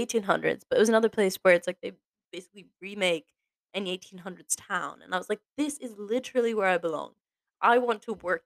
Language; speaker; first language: English; native; English